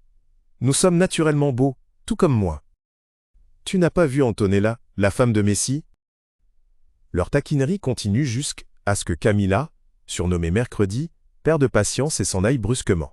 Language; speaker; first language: French; native; French